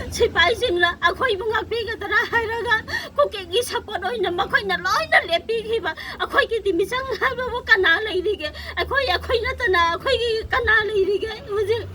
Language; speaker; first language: Manipuri; native; Manipuri